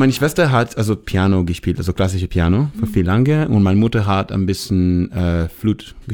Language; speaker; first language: German; non-native, learner; Hebrew